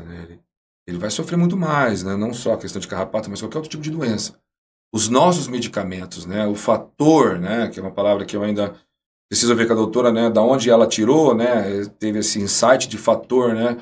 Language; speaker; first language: Portuguese; native; Portuguese